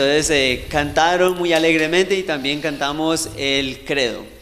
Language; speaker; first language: Spanish; native; Spanish